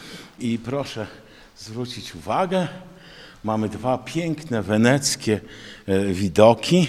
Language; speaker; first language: Polish; native; Polish